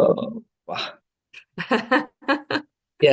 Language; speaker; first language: English; non-native, fluent; Turkish